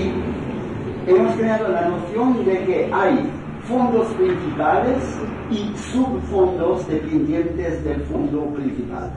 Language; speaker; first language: Spanish; non-native, fluent; French